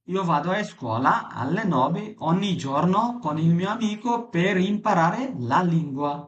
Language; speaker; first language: Italian; non-native, fluent; Bangla